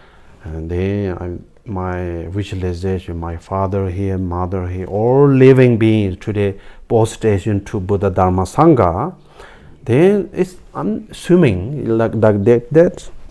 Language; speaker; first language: English; non-native, learner; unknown